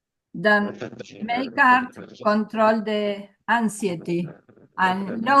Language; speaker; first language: English; non-native, learner; Spanish